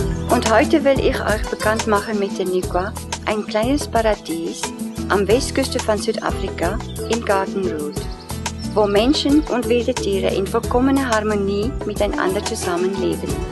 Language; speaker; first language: German; non-native, fluent; Afrikaans